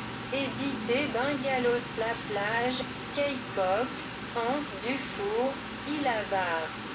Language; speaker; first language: French; non-native, local second language; Haitian Creole